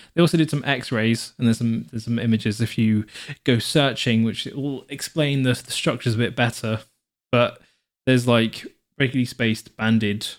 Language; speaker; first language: English; native; English